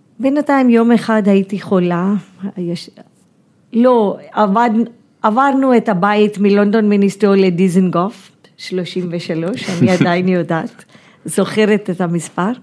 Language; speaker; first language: Hebrew; non-native, fluent; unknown